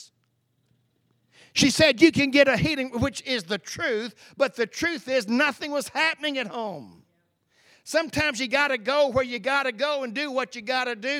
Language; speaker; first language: English; native; English